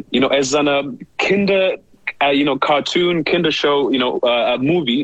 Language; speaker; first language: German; non-native, learner; English